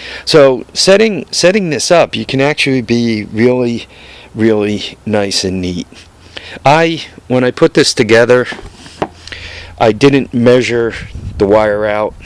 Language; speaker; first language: English; native; English